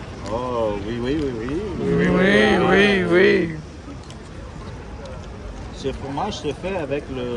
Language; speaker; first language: French; non-native, learner; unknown